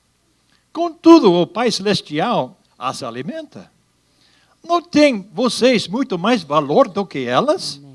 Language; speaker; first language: Portuguese; non-native, fluent; English